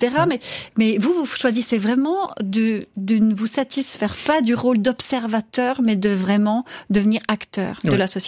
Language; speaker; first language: French; native; French